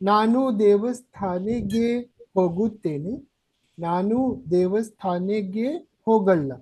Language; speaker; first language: Kannada; non-native, learner; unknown